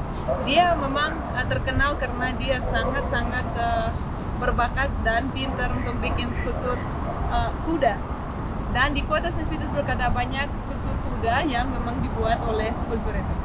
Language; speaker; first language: Indonesian; non-native, fluent; Russian